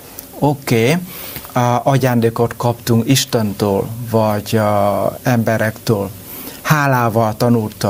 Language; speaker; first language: Hungarian; non-native, learner; Vietnamese